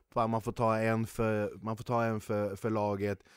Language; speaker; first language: Swedish; native; Swedish